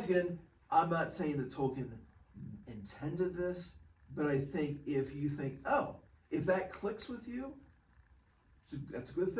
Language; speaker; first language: English; native; English